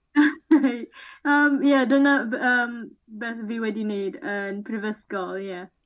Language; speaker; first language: Welsh; non-native, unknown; Malay